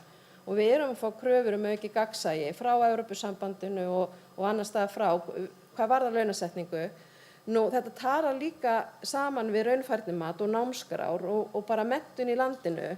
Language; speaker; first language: Icelandic; native; Icelandic